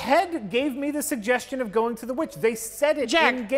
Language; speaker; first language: English; native; English